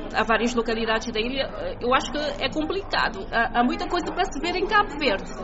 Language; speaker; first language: Portuguese; non-native, local second language; Kabuverdianu